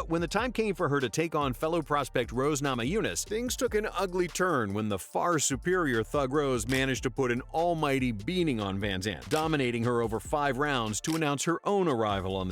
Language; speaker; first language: English; native; English